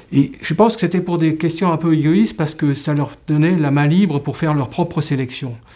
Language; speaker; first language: French; native; French